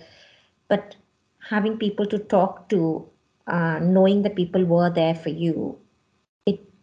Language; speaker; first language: English; non-native, local second language; Hindi